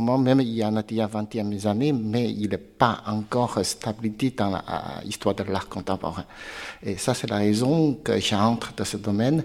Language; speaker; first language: French; non-native, learner; Chinese